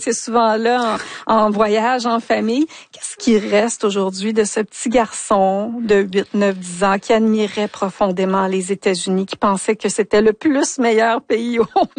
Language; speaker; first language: French; native; French